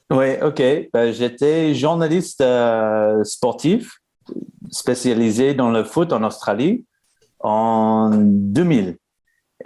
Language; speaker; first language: French; non-native, fluent; English